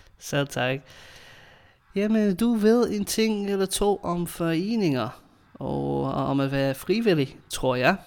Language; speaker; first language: Danish; non-native, fluent; English